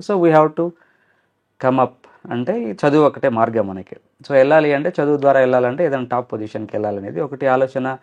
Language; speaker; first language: Telugu; non-native, local second language; Lambadi